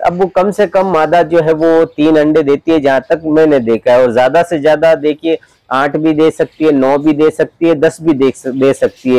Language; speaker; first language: Hindi; native; Hindi